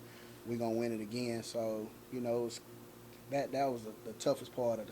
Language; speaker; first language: English; native; English